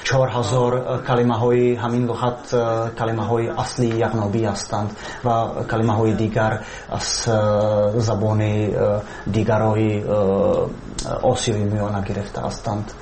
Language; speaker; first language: Persian; non-native, fluent; Czech